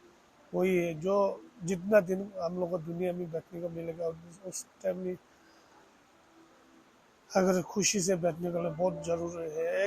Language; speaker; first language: Hindi; non-native, local second language; Tibetan